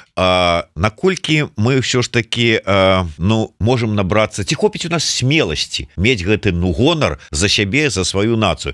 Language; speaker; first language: Belarusian; native; Belarusian